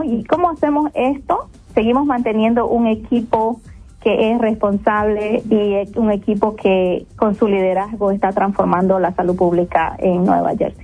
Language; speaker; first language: Spanish; native; Spanish